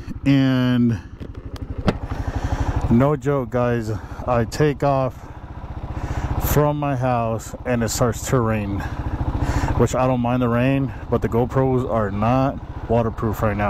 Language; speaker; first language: English; early bilingual, other home language; Spanish